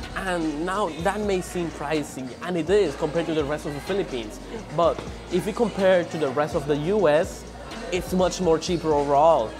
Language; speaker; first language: English; non-native, fluent; Spanish